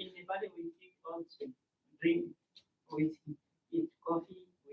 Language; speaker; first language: English; non-native, learner; Nepali